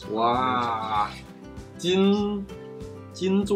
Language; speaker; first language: Chinese; non-native, fluent; Danish